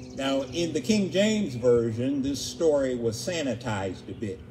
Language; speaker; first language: English; native; English